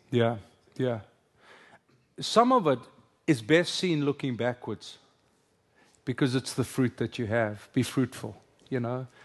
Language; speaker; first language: English; non-native, local second language; Afrikaans